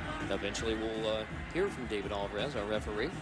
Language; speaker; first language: English; native; English